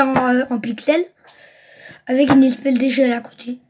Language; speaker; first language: French; early bilingual, other home language; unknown